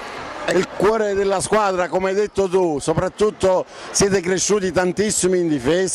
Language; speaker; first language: Italian; native; Italian